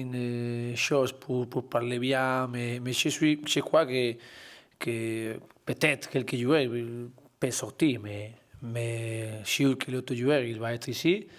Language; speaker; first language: French; non-native, learner; Spanish